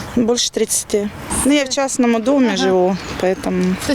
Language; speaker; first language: Ukrainian; non-native, learner; Uzbek